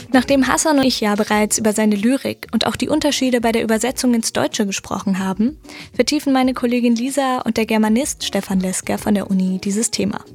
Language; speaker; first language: German; native; German